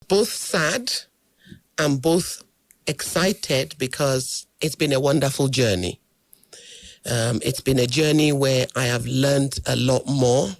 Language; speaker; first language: English; non-native, local second language; Yoruba